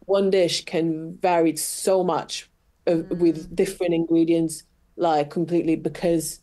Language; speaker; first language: English; non-native, fluent; Portuguese